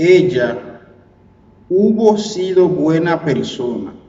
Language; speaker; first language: Spanish; non-native, learner; Haitian Creole